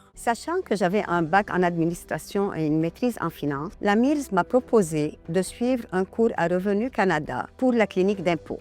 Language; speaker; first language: French; non-native, local second language; Arabic